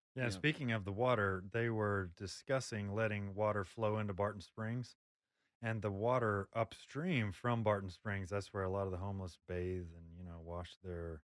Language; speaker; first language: English; native; English